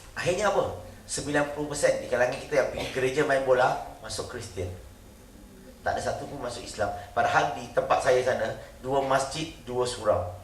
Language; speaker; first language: Malay; non-native, local second language; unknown